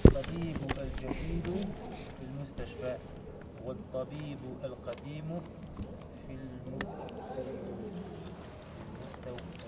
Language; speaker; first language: Arabic; non-native, learner; French